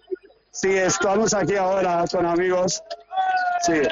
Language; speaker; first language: Spanish; non-native, fluent; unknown